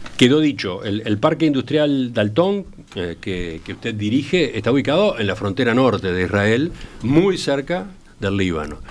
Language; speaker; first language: Spanish; native; Spanish